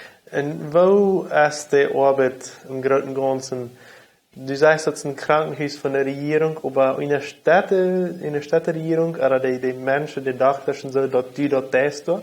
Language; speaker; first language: German; non-native, local second language; Low German